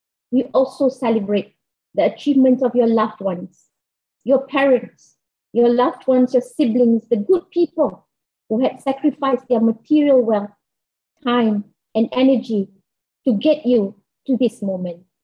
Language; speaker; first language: English; non-native, local second language; Malay